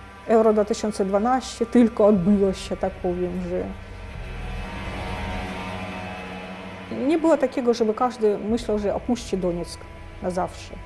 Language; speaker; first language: Polish; non-native, fluent; Russian